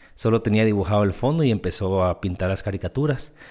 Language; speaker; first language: Spanish; native; Spanish